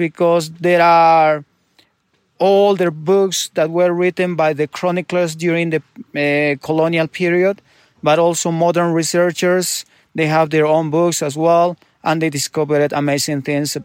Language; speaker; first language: English; non-native, fluent; Spanish